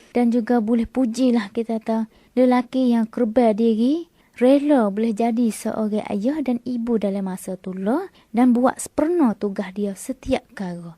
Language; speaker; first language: Malay; native; Malay